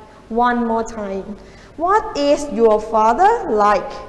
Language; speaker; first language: English; non-native, fluent; Thai